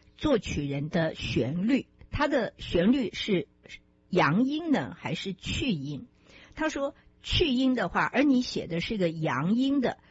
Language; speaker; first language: Chinese; native; Chinese